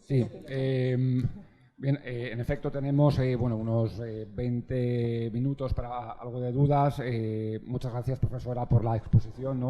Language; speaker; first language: Spanish; native; Spanish